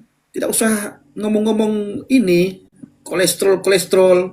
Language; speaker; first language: Indonesian; native; Indonesian